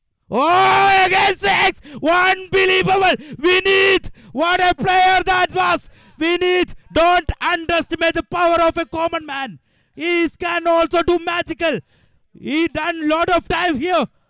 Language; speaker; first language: English; non-native, local second language; Malayalam